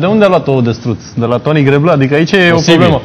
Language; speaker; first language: Romanian; native; Romanian